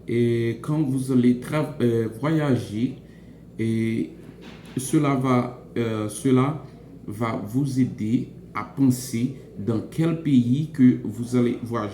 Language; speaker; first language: French; non-native, local second language; Haitian Creole